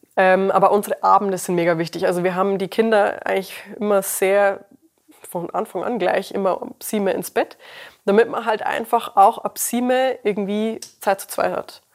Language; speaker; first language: German; early bilingual, other home language; English